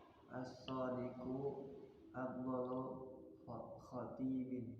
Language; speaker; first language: Arabic; non-native, learner; Indonesian